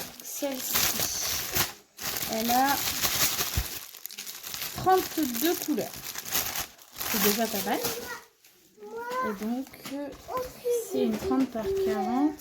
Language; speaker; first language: French; native; French